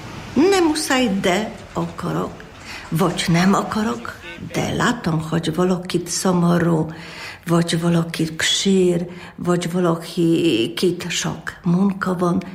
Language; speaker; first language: Hungarian; non-native, learner; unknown